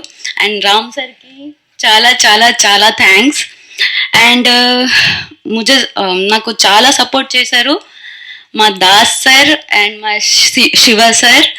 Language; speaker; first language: Telugu; non-native, local second language; Hindi